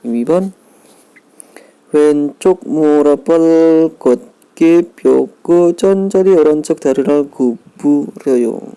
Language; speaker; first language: Korean; non-native, fluent; Indonesian